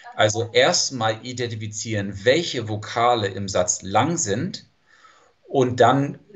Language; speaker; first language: German; non-native, fluent; English